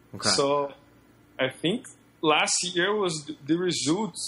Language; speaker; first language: English; non-native, fluent; Portuguese